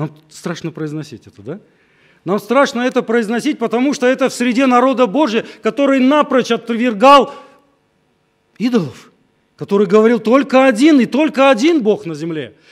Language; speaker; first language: Russian; native; Russian